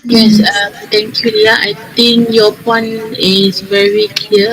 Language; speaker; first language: English; non-native, learner; Malay